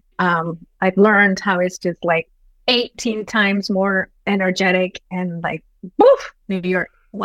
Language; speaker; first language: English; non-native, fluent; Spanish